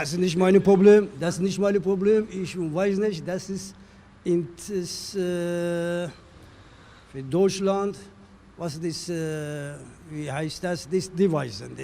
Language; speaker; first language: German; non-native, learner; Turkish